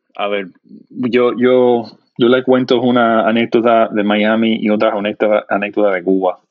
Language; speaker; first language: Spanish; non-native, fluent; English